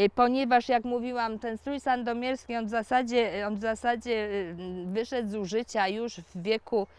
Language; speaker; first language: Polish; native; Polish